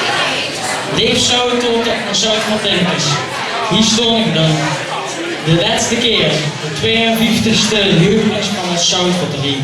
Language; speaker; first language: Dutch; native; Dutch